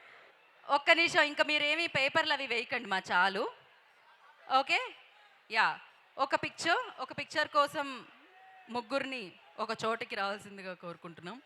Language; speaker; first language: Telugu; native; Telugu